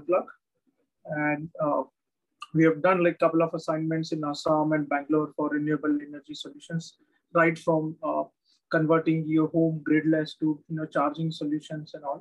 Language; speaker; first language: English; non-native, local second language; Marathi